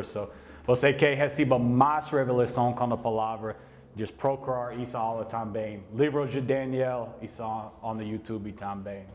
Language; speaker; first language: Portuguese; non-native, learner; English